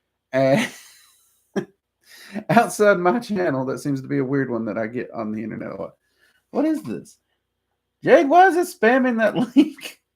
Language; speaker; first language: English; native; English